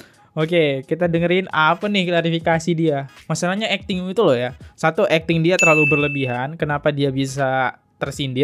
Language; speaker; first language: Indonesian; native; Indonesian